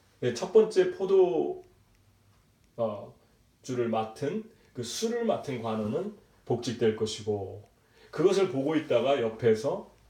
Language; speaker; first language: Korean; native; Korean